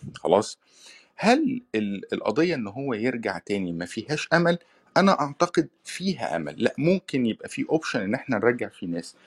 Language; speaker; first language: Arabic; native; Arabic